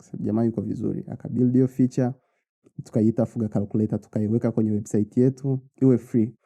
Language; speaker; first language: Swahili; native; Swahili